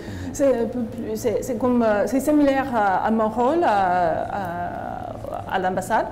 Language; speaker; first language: French; non-native, fluent; English